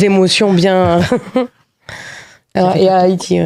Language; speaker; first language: French; native; French